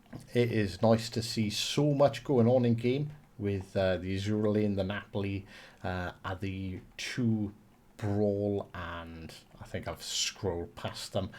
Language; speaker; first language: English; native; English